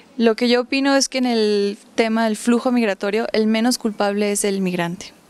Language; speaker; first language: Spanish; early bilingual, heritage; Spanish